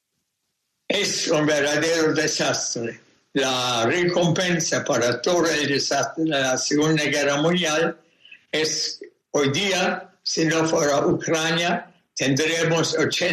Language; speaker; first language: Spanish; non-native, fluent; German